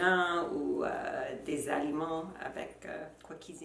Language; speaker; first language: French; non-native, fluent; English